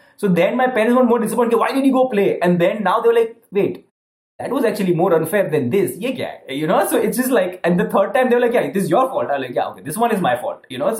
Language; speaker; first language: English; non-native, local second language; Gujarati